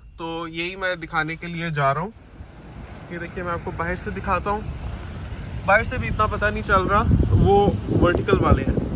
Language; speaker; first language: Urdu; native; Urdu